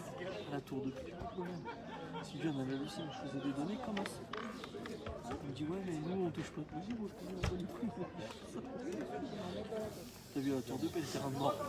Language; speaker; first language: French; native; French